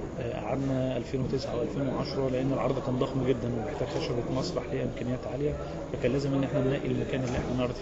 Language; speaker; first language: Arabic; native; Arabic